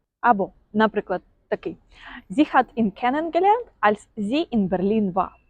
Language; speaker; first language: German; non-native, fluent; Ukrainian